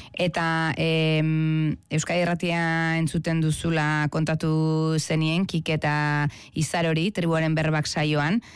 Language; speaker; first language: Basque; native; Basque